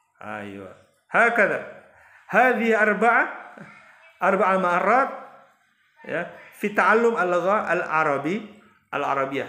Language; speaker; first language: Arabic; non-native, fluent; Indonesian